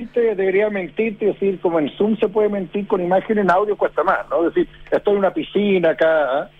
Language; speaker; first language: Spanish; early bilingual, heritage; Spanish